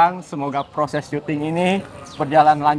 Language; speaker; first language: Indonesian; native; Indonesian